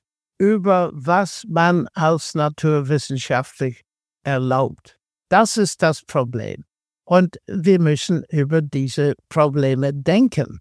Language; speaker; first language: German; non-native, fluent; English